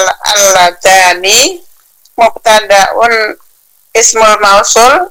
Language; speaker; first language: Arabic; non-native, learner; Indonesian